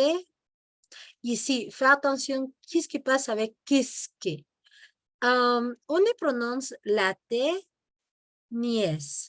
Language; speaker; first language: French; non-native, fluent; Spanish